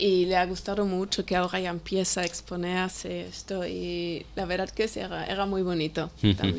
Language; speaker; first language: Spanish; non-native, fluent; German